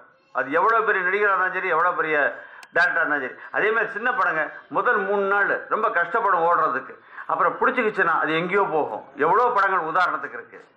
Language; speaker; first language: Tamil; native; Tamil